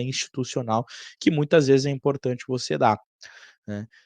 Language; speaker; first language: Portuguese; native; Portuguese